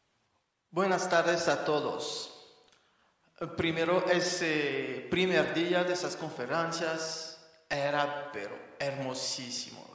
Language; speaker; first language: Spanish; non-native, fluent; French